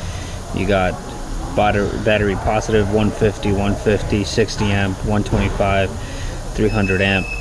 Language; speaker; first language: English; native; English